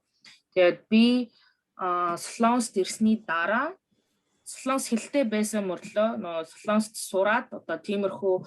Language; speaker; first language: Mongolian; early bilingual, other home language; Korean